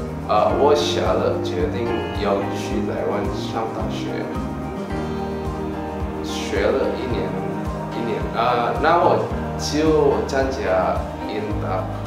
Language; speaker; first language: Chinese; non-native, learner; Indonesian